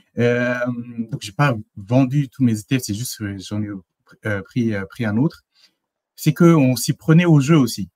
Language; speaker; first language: French; native; French